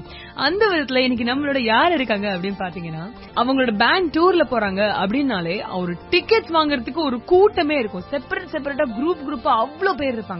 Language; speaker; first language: Tamil; native; Tamil